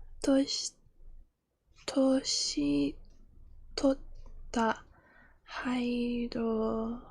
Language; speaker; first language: Japanese; non-native, learner; English